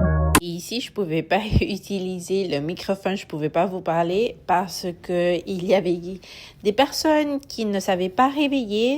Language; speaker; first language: French; non-native, fluent; Spanish